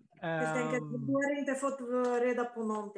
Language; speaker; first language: Swedish; non-native, fluent; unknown